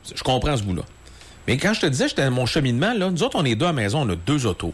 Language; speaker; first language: French; native; French